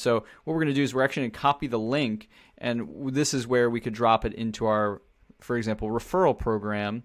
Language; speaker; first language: English; native; English